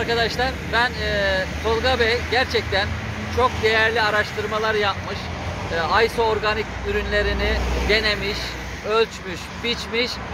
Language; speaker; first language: Turkish; native; Turkish